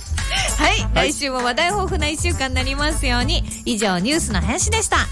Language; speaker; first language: Japanese; native; Japanese